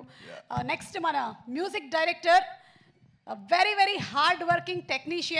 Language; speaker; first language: Telugu; native; Telugu